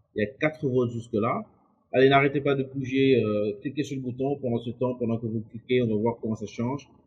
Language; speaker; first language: French; non-native, local second language; Lingala